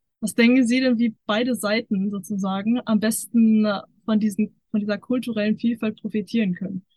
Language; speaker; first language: German; native; German